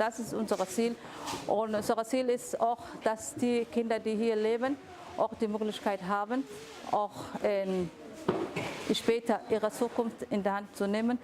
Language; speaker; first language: German; non-native, fluent; Somali